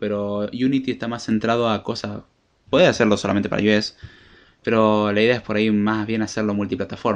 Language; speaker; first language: Spanish; native; Spanish